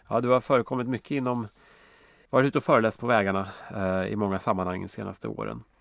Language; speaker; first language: Swedish; native; Swedish